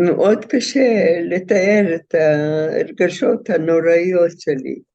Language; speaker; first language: Hebrew; non-native, fluent; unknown